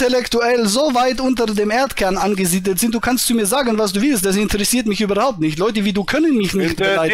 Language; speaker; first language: German; native; German